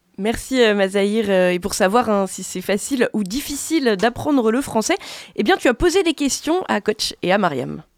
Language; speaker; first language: French; native; French